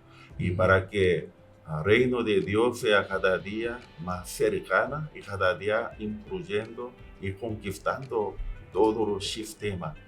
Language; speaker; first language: Spanish; non-native, learner; Korean